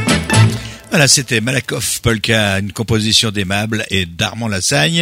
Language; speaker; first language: French; native; French